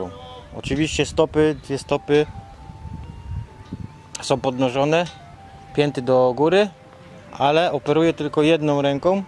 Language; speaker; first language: Polish; non-native, fluent; Vietnamese